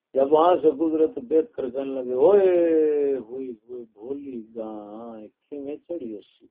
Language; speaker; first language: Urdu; non-native, local second language; Punjabi